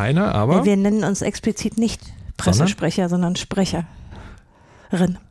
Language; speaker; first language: German; native; German